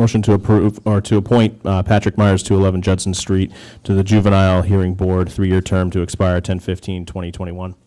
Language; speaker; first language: English; native; English